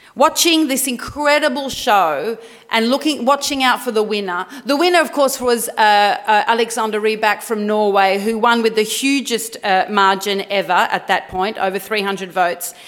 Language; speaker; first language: English; early bilingual, other home language; French